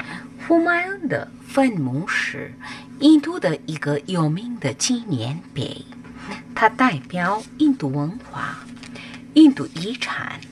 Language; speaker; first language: Chinese; non-native, learner; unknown